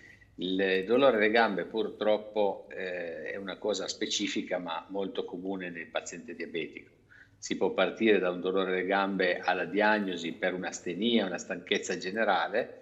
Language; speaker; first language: Italian; native; Italian